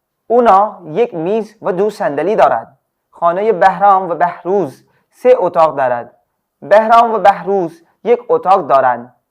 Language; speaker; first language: Persian; non-native, fluent; Urdu